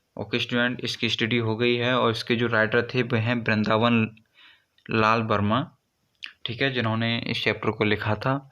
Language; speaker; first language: Hindi; native; Hindi